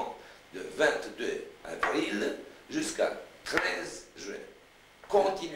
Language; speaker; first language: French; non-native, fluent; Romanian